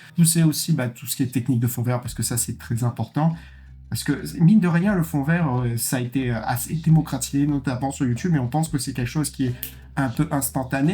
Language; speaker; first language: French; native; French